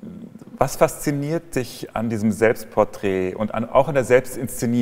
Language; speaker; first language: German; native; German